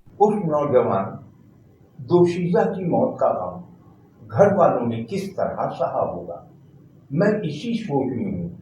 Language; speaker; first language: Urdu; native; Urdu